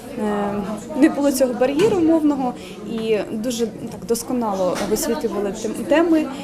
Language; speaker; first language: Ukrainian; native; Ukrainian